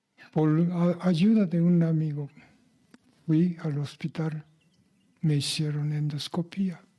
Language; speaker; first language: Spanish; non-native, fluent; Japanese